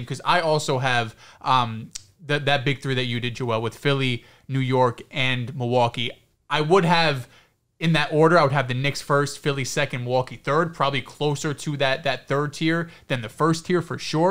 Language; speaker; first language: English; native; English